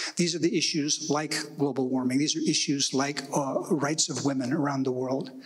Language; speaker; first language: English; native; English